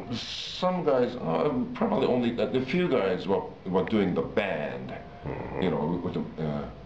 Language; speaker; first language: English; non-native, fluent; Japanese